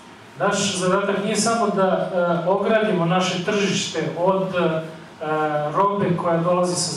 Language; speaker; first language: Bosnian; native; Bosnian